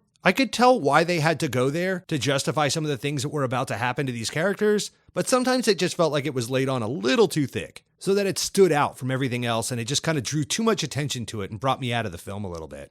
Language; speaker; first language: English; native; English